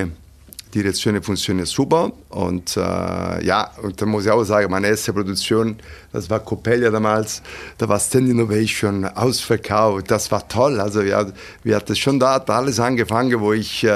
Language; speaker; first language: German; non-native, fluent; Italian